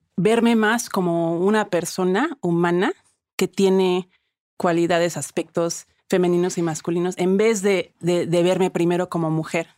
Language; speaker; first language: Spanish; early bilingual, other home language; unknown